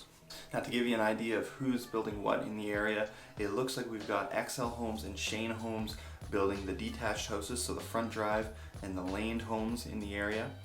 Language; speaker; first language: English; native; English